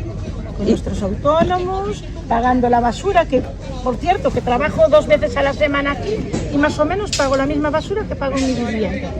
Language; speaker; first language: Spanish; native; Spanish